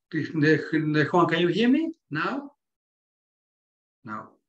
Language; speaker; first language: English; non-native, fluent; Dutch